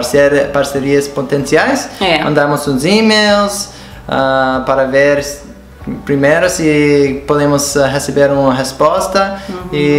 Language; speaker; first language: Portuguese; non-native, fluent; English